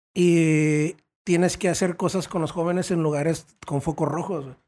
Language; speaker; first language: Spanish; native; Spanish